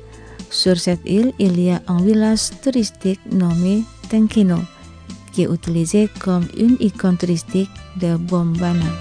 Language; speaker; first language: French; non-native, fluent; Indonesian